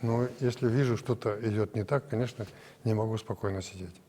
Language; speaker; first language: Russian; non-native, local second language; Kazakh